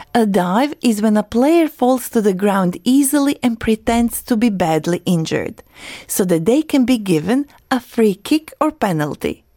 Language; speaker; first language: English; non-native, fluent; Croatian